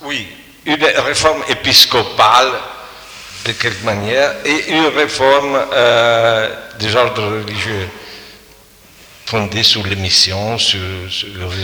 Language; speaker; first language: French; non-native, fluent; Italian